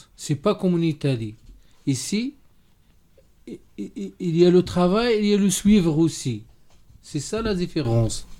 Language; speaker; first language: French; non-native, learner; Arabic